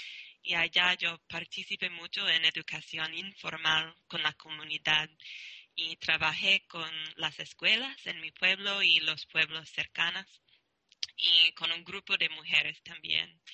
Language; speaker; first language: Spanish; non-native, learner; English